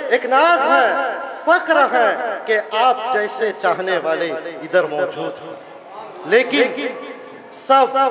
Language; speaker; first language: Urdu; native; Urdu